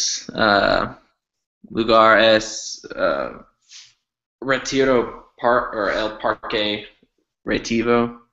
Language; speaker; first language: Spanish; non-native, learner; English